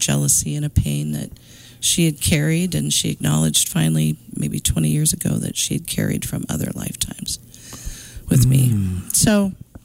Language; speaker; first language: English; native; English